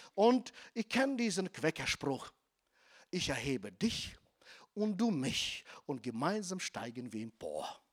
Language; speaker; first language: German; non-native, fluent; Russian